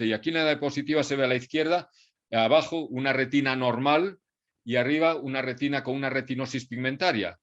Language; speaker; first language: Spanish; native; Spanish